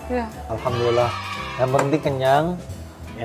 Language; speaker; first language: Indonesian; native; Indonesian